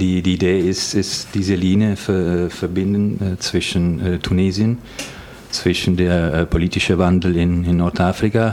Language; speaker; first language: German; non-native, fluent; Italian